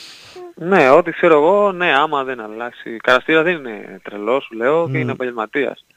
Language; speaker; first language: Greek; non-native, learner; Spanish